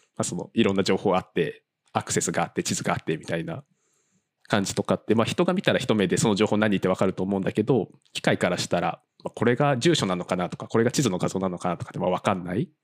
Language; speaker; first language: Japanese; native; Japanese